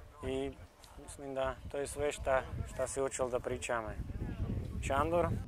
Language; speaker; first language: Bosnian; non-native, learner; Slovak